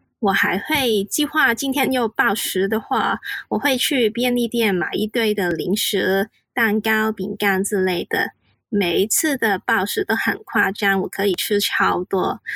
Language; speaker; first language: Chinese; non-native, local second language; Cantonese